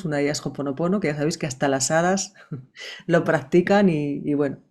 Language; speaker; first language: Spanish; native; Spanish